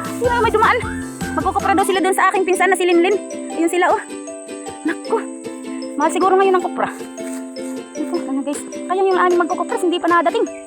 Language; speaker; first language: Filipino; non-native, local second language; Waray